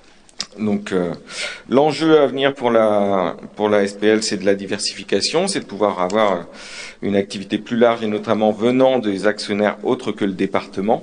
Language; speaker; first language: French; native; French